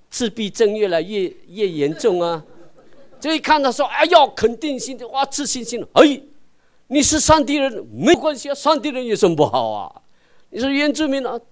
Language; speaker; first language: Chinese; native; Chinese